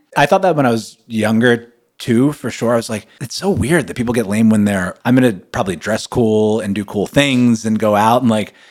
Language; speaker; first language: English; native; English